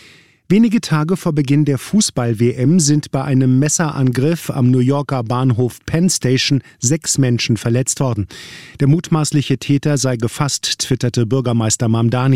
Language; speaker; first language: German; native; German